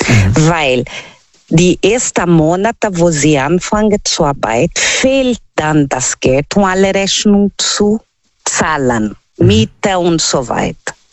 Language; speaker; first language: German; non-native, learner; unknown